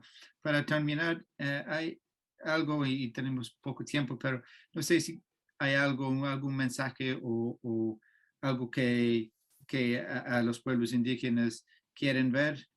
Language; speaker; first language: Spanish; non-native, fluent; English